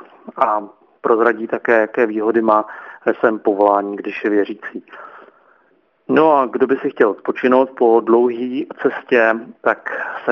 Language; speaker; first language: Czech; native; Czech